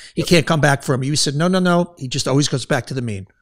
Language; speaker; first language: English; native; English